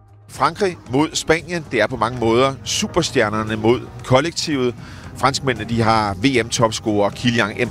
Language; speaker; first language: Danish; native; Danish